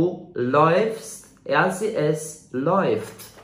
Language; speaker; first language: German; non-native, fluent; Serbian